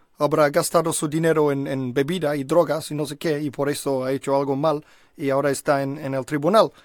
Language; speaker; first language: Spanish; non-native, fluent; English